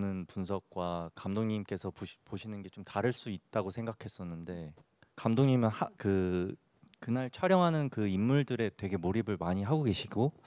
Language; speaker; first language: Korean; native; Korean